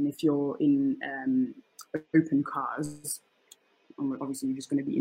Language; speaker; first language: English; native; English